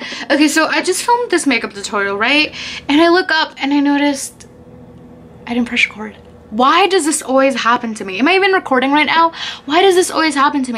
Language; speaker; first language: English; early bilingual, other home language; Spanish